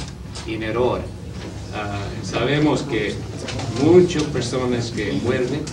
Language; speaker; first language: Spanish; non-native, learner; English